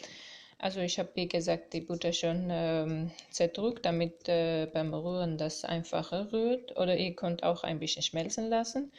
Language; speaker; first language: German; non-native, fluent; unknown